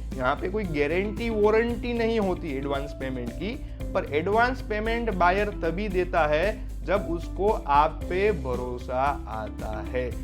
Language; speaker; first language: Hindi; non-native, local second language; Gujarati